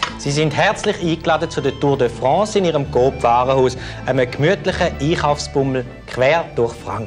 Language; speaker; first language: German; native; German